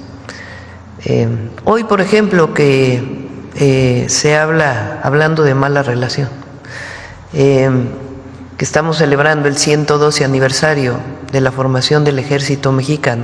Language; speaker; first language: Spanish; native; Spanish